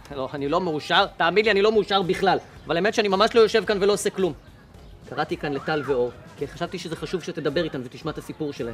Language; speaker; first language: Hebrew; native; Hebrew